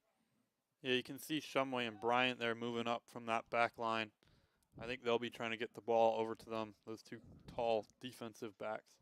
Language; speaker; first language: English; native; English